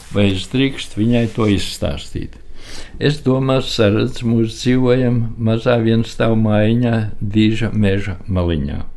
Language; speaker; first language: Latvian; native; Latvian